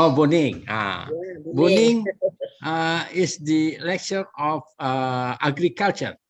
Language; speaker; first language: English; non-native, learner; Indonesian